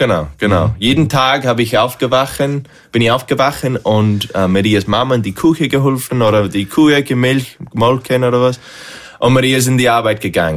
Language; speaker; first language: German; non-native, fluent; English